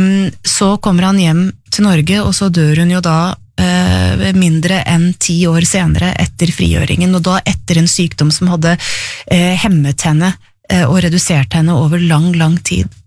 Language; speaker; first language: Norwegian; native; Norwegian